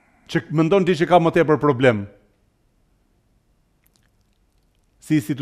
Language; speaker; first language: Albanian; native; Albanian